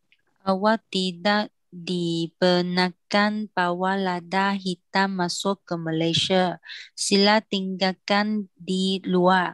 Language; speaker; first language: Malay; non-native, learner; Vietnamese